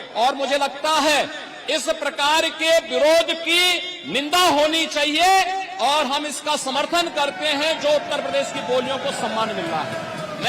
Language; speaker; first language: Hindi; native; Hindi